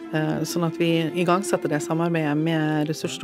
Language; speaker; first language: Norwegian; native; Norwegian